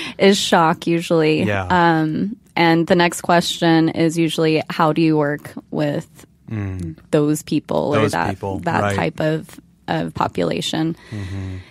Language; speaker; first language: English; native; English